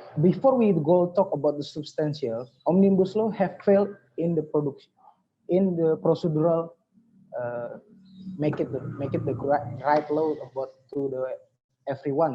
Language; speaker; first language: English; non-native, learner; Indonesian